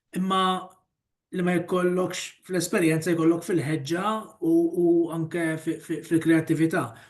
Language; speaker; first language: Maltese; native; Maltese